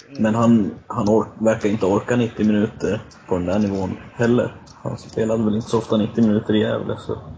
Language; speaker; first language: Swedish; native; Swedish